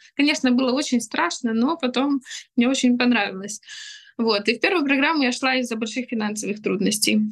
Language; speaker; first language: Russian; native; Russian